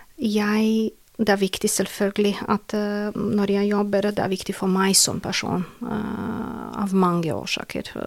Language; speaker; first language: Norwegian; non-native, fluent; Serbian